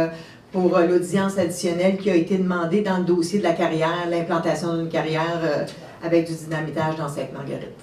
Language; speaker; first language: French; native; French